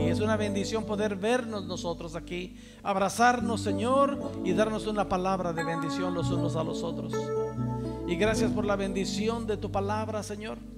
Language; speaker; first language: Spanish; native; Spanish